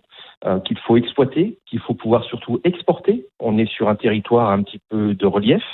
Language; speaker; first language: French; native; French